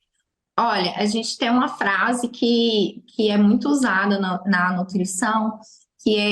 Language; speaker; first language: Portuguese; native; Portuguese